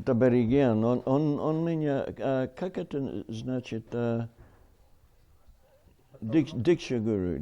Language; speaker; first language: Russian; early bilingual, heritage; Russian